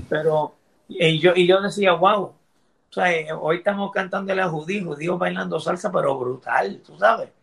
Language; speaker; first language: Spanish; early bilingual, heritage; Spanish